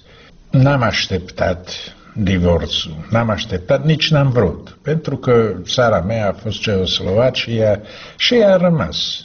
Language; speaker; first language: Romanian; non-native, fluent; Slovak